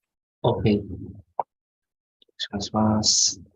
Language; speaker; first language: Japanese; non-native, fluent; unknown